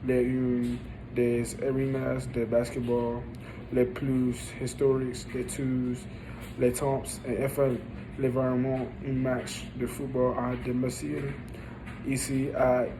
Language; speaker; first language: French; non-native, learner; English